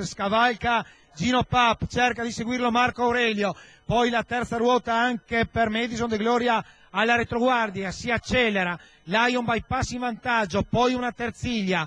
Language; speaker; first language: Italian; native; Italian